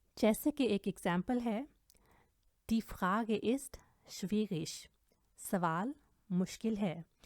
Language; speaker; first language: Urdu; native; Urdu